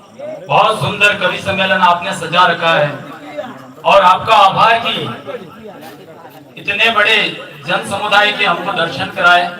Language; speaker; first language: Hindi; non-native, local second language; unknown